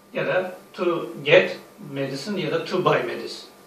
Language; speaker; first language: English; non-native, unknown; Turkish